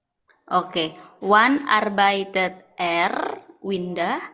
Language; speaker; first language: German; non-native, fluent; Indonesian